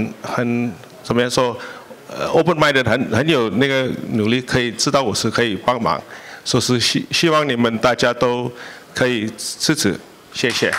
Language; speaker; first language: Chinese; early bilingual, heritage; Chinese